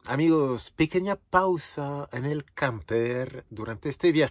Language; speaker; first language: Spanish; non-native, learner; French